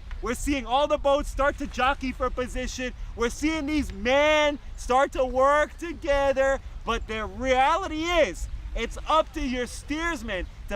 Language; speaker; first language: English; native; English